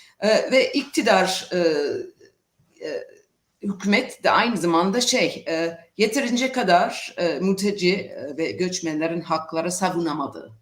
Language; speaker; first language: Turkish; non-native, fluent; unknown